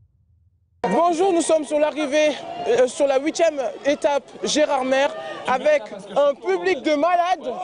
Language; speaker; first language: French; native; French